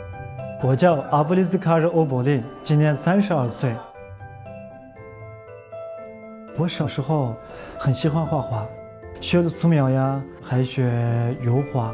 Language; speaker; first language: Chinese; non-native, local second language; Uyghur